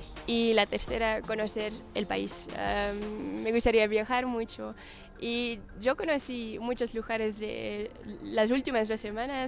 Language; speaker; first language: Spanish; non-native, learner; Dutch